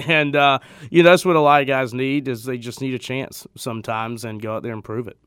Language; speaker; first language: English; native; English